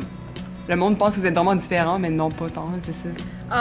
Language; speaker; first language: French; native; French